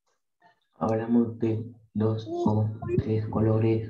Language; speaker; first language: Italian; non-native, learner; Spanish